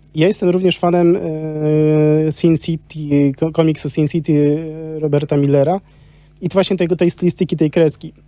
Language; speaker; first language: Polish; native; Polish